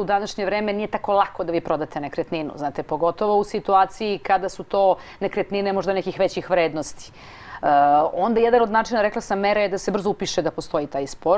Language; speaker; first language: Croatian; native; Croatian